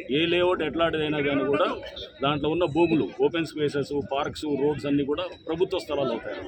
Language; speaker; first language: Telugu; native; Telugu